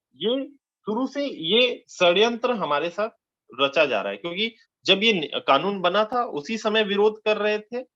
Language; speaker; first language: Hindi; native; Hindi